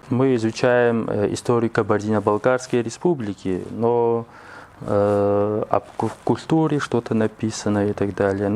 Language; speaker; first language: Russian; non-native, local second language; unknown